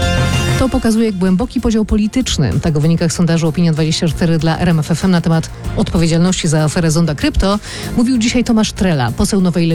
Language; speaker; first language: Polish; native; Polish